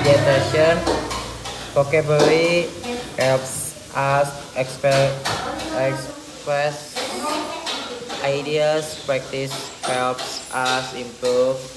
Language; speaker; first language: English; non-native, learner; Indonesian